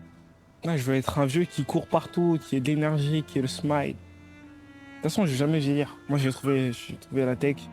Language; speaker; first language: French; native; French